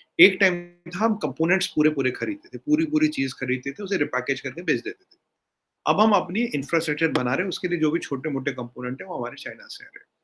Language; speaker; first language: Hindi; native; Hindi